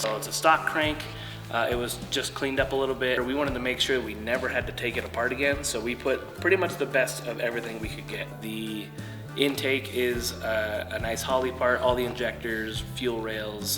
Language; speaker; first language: English; native; English